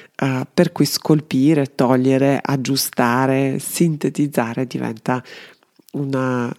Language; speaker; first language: Italian; non-native, fluent; Serbian